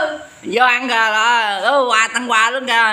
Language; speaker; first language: Vietnamese; native; Vietnamese